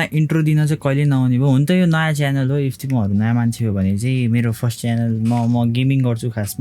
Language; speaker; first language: Nepali; native; Nepali